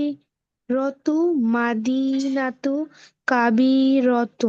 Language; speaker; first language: Arabic; non-native, learner; Bangla